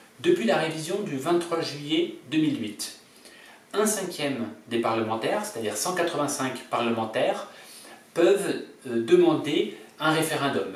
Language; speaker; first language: French; native; French